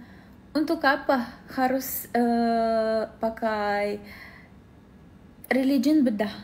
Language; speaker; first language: Indonesian; non-native, learner; Russian